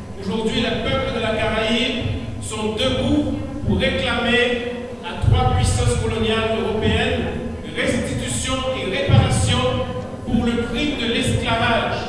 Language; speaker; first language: French; non-native, local second language; Haitian Creole